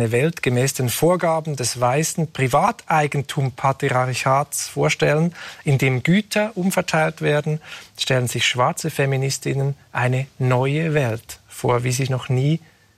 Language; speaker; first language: German; native; German